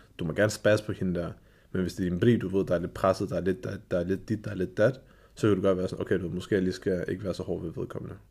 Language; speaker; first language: Danish; early bilingual, other home language; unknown